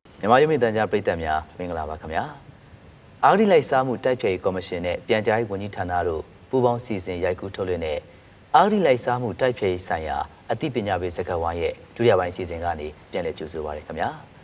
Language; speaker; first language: Burmese; native; Burmese